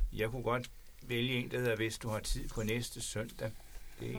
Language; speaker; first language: Danish; native; Danish